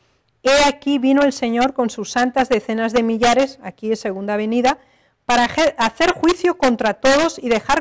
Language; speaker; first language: Spanish; native; Spanish